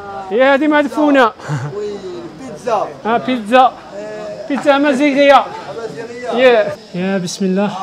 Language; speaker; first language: Arabic; non-native, learner; Korean